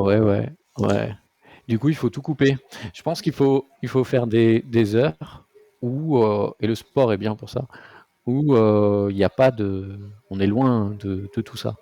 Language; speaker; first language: French; native; French